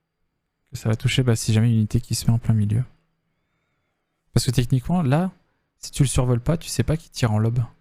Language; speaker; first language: French; native; French